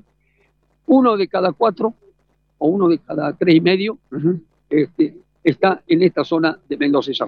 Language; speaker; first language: Spanish; native; Spanish